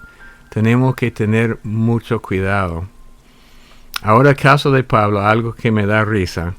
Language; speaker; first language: Spanish; native; Spanish